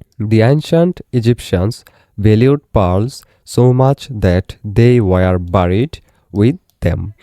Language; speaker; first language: English; non-native, local second language; Bangla